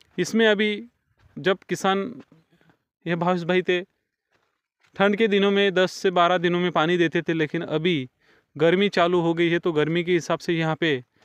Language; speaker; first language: Hindi; non-native, local second language; Marathi